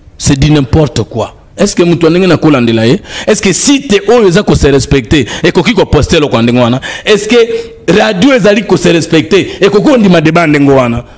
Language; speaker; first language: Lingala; non-native, local second language; Kongo